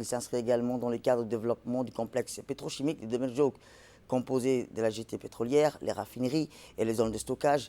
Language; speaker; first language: French; native; French